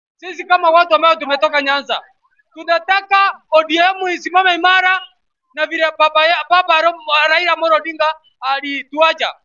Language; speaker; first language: Swahili; non-native, local second language; Gusii